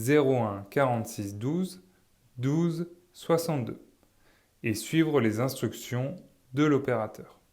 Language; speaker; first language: French; native; French